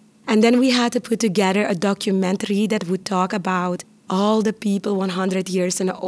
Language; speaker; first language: English; non-native, fluent; Papiamento